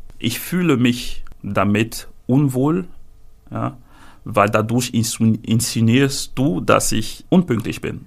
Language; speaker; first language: German; non-native, fluent; French